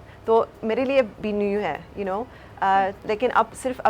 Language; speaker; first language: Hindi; early bilingual, heritage; Hindi